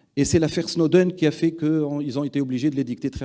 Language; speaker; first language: French; non-native, local second language; Arabic